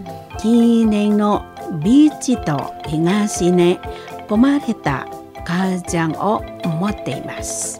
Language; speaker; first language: Japanese; non-native, fluent; Indonesian